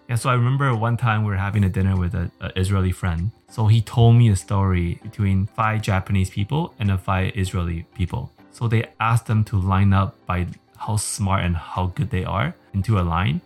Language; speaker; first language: English; early bilingual, other home language; Chinese